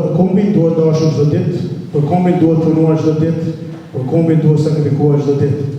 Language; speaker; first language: Albanian; early bilingual, other home language; English